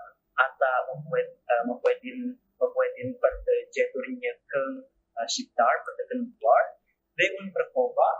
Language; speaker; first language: Albanian; non-native, learner; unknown